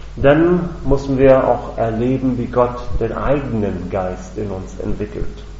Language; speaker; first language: German; non-native, fluent; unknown